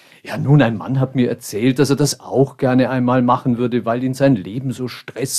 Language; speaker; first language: German; native; German